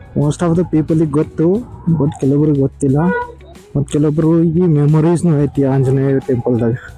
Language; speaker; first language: Kannada; native; Kannada